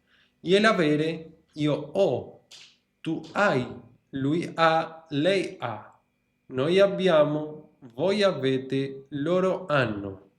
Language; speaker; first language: Italian; non-native, fluent; Spanish